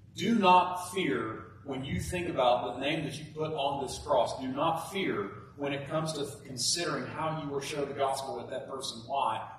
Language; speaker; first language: English; native; English